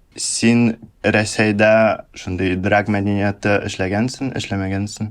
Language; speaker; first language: Tatar; early bilingual, heritage; Russian